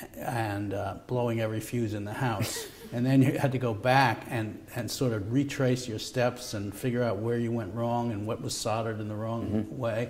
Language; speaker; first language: English; native; English